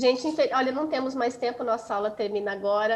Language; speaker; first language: Portuguese; native; Portuguese